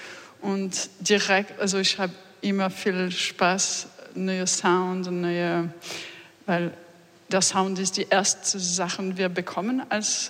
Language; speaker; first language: German; non-native, learner; French